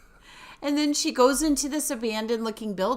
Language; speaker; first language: English; native; English